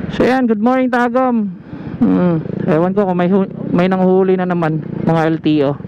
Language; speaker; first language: Filipino; non-native, local second language; Cebuano